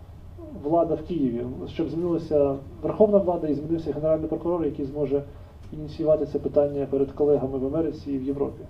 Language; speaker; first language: Ukrainian; native; Ukrainian